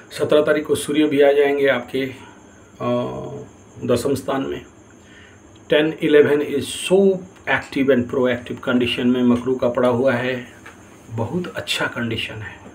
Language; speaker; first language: Hindi; non-native, local second language; Odia